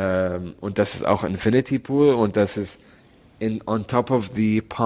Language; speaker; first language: German; non-native, learner; Arabic